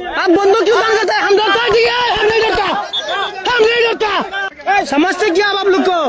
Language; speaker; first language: Hindi; non-native, learner; Bangla